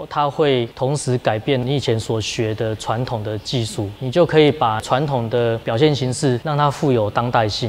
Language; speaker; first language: Chinese; native; Chinese